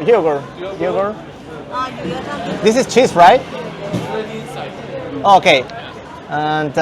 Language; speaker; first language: English; non-native, learner; Spanish